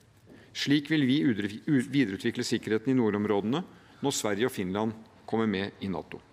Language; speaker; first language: Norwegian; native; Norwegian